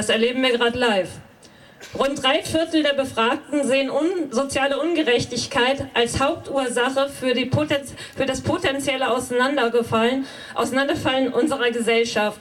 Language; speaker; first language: German; native; German